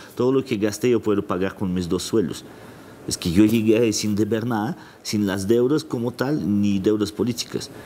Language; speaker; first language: Spanish; non-native, fluent; Russian